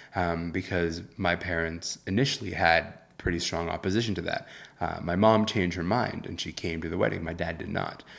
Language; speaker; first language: English; early bilingual, other home language; Arabic